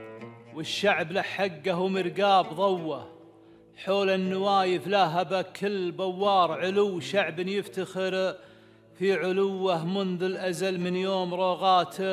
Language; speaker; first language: Arabic; native; Arabic